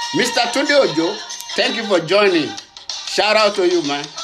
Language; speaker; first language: English; non-native, local second language; Yoruba